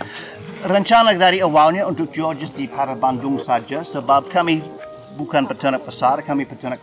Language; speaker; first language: Indonesian; non-native, fluent; English